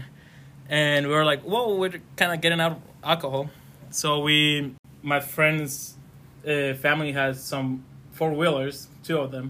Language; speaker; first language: English; non-native, fluent; Spanish